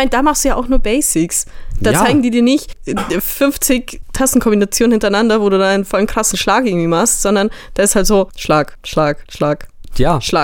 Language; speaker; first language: German; native; German